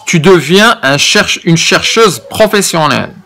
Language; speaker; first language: French; non-native, local second language; Arabic